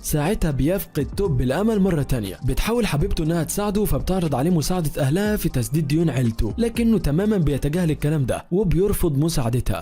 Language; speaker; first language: Arabic; native; Arabic